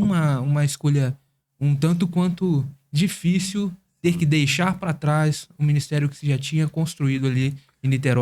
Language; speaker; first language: Portuguese; native; Portuguese